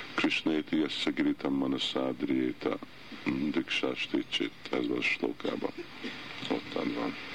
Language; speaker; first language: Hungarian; early bilingual, heritage; Hungarian